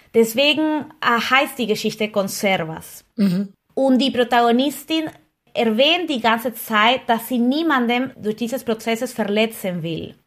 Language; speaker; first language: German; non-native, fluent; Spanish